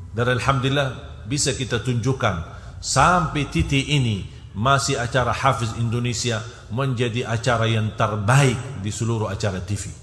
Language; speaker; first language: Malay; non-native, fluent; Arabic